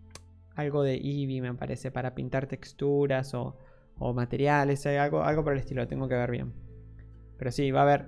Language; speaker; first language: Spanish; native; Spanish